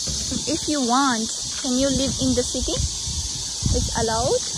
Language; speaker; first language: English; non-native, local second language; Hindi